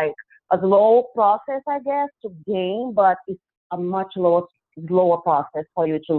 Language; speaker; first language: English; non-native, fluent; Portuguese